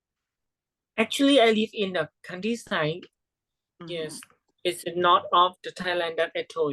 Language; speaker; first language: English; non-native, learner; Thai